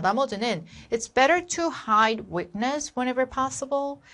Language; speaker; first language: English; non-native, fluent; Korean